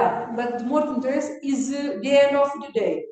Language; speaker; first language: English; non-native, learner; Kabuverdianu